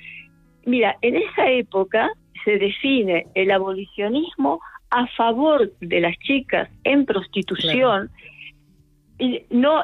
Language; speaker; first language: Spanish; native; Spanish